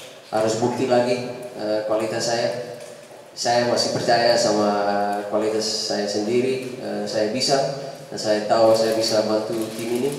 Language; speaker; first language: Indonesian; non-native, fluent; Dutch